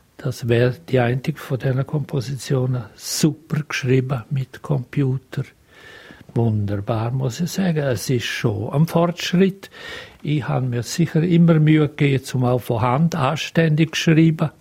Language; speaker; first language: German; non-native, local second language; Romansh